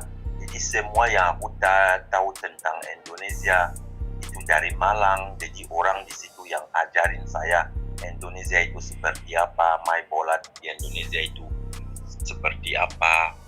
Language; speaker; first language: Indonesian; non-native, fluent; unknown